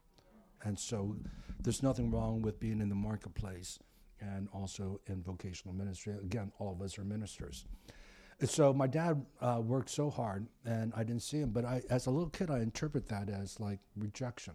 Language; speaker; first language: English; native; English